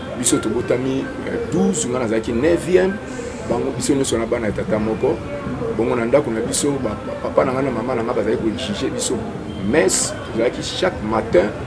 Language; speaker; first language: Lingala; native; Lingala